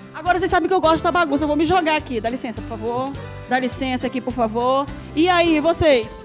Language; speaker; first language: Portuguese; native; Portuguese